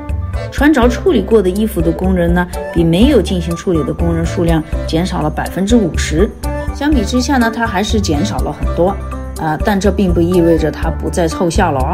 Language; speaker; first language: Chinese; native; Chinese